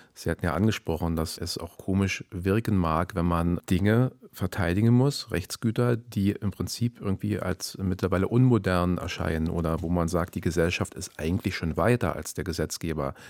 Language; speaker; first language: German; native; German